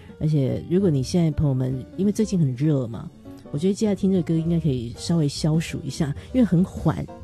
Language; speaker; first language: Chinese; native; Chinese